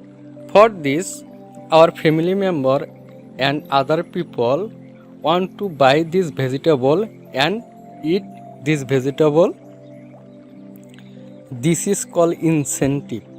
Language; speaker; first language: English; non-native, learner; Bangla